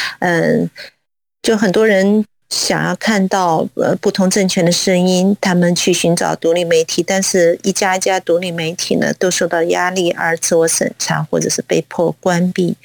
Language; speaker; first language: Chinese; non-native, local second language; Cantonese